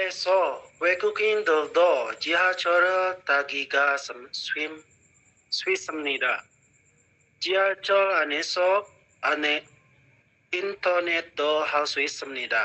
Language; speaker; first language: Korean; non-native, learner; Indonesian